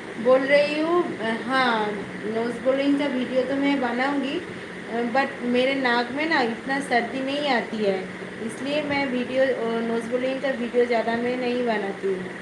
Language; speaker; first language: Hindi; non-native, local second language; Bangla